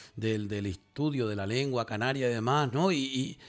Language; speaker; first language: Spanish; native; Spanish